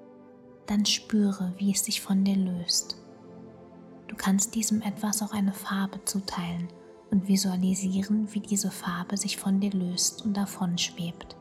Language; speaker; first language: German; native; German